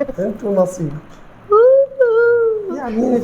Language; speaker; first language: Arabic; native; Arabic